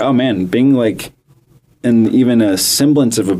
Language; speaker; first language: English; native; English